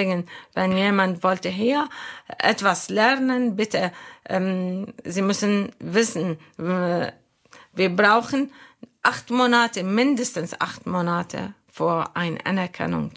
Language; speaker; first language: German; non-native, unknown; Arabic